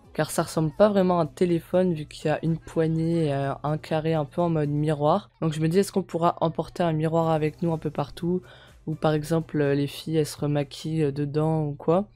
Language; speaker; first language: French; native; French